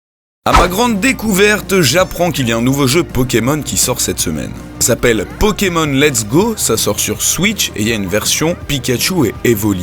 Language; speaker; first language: French; native; French